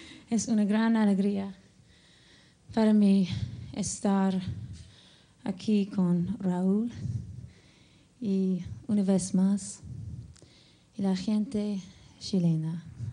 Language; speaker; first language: Spanish; non-native, learner; English